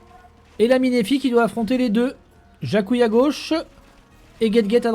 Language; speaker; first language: French; native; French